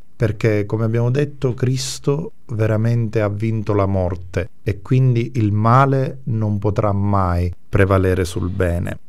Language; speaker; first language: Italian; native; Italian